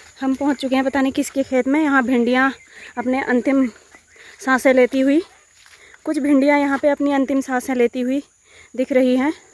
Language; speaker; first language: Hindi; non-native, local second language; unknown